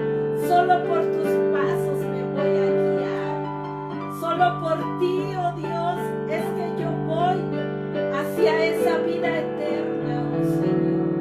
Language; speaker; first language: Spanish; native; Spanish